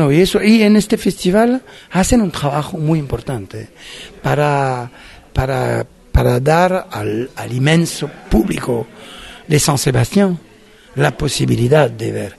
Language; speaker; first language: Spanish; non-native, fluent; French